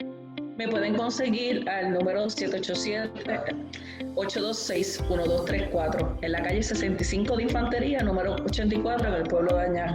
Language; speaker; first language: Spanish; native; Spanish